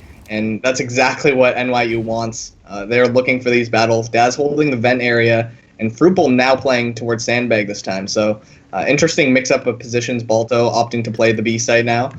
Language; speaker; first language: English; native; English